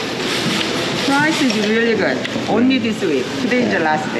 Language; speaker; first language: English; non-native, learner; Lao